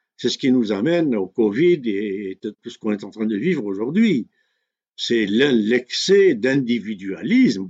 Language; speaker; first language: French; non-native, local second language; Kabyle